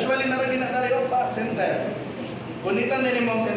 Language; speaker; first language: Cebuano; native; Cebuano